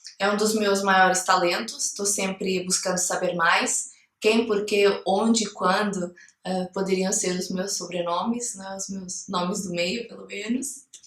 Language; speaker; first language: Portuguese; native; Portuguese